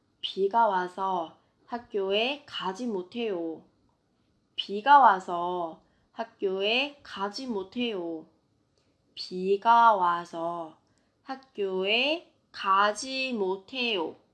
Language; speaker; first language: Korean; non-native, fluent; Vietnamese